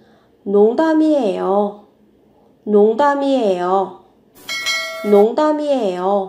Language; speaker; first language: Korean; non-native, fluent; Vietnamese